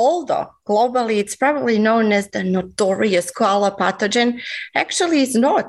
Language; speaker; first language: English; non-native, fluent; Serbian